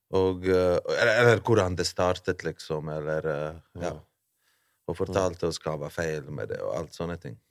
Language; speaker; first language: Norwegian; early bilingual, other home language; Bosnian